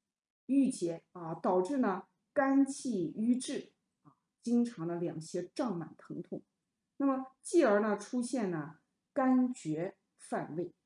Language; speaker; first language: Chinese; native; Chinese